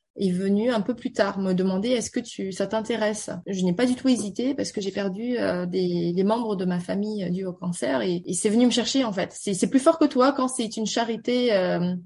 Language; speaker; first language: French; early bilingual, heritage; Chinese